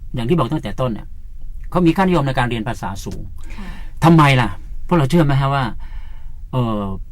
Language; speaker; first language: Thai; native; Thai